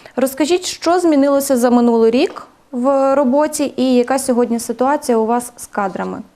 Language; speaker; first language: Ukrainian; native; Ukrainian